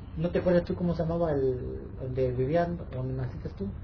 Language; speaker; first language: Spanish; early bilingual, other home language; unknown